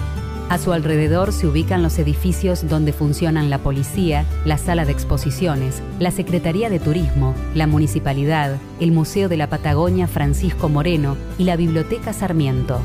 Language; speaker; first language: Spanish; native; Spanish